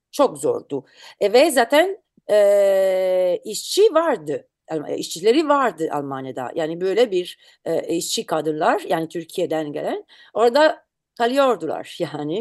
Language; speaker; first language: Turkish; non-native, learner; Italian